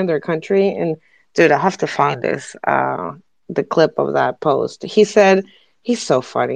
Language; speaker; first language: English; non-native, fluent; Spanish